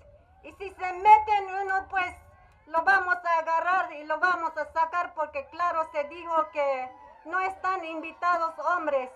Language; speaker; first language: Spanish; non-native, local second language; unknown